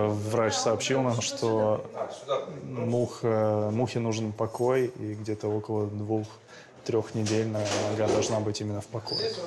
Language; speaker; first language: Russian; native; Russian